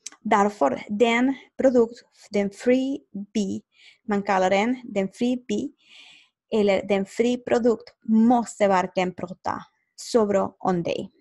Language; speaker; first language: Swedish; non-native, learner; Spanish